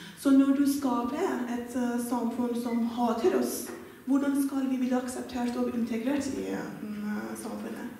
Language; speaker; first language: Norwegian; non-native, fluent; Persian